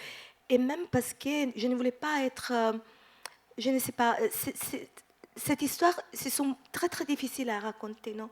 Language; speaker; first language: French; non-native, fluent; Italian